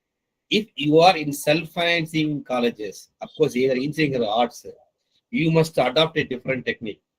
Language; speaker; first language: English; non-native, local second language; Tamil